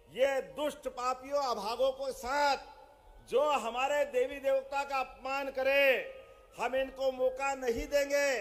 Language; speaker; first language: Hindi; native; Hindi